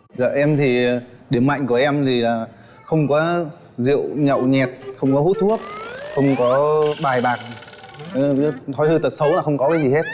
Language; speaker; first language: Vietnamese; native; Vietnamese